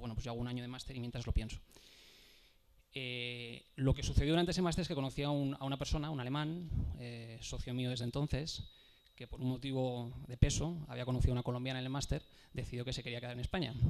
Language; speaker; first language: Spanish; native; Spanish